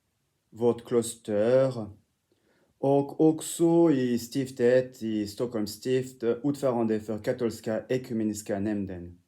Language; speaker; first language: Swedish; non-native, fluent; French